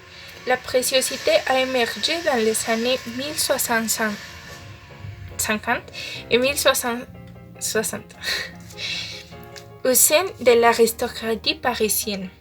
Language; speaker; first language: French; non-native, learner; Spanish